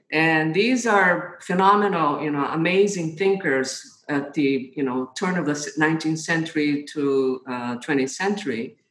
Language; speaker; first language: English; non-native, fluent; Portuguese